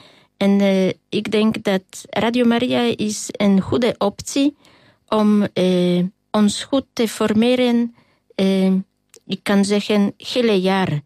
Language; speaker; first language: Dutch; non-native, learner; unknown